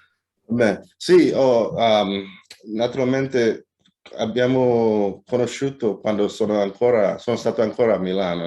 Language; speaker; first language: Italian; non-native, fluent; Indonesian